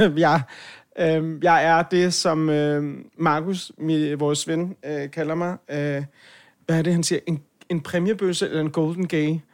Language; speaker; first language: Danish; native; Danish